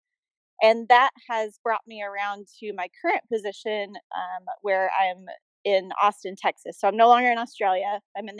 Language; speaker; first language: English; native; English